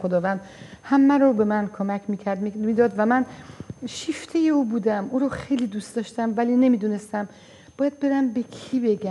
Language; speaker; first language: Persian; non-native, fluent; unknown